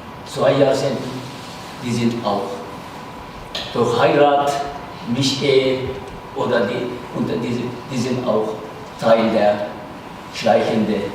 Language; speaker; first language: German; non-native, fluent; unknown